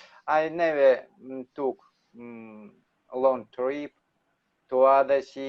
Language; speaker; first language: English; non-native, learner; Russian